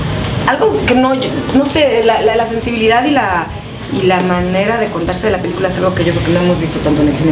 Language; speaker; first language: Spanish; native; Spanish